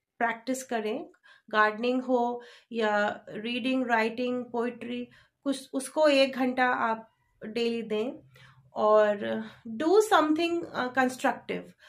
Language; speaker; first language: Hindi; native; Hindi